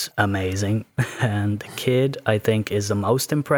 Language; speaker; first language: English; native; English